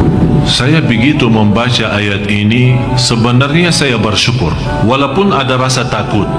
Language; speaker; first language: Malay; non-native, fluent; Arabic